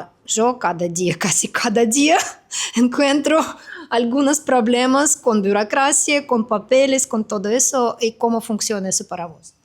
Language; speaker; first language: Spanish; non-native, fluent; Russian